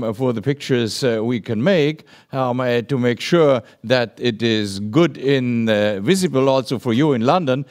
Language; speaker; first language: English; non-native, fluent; German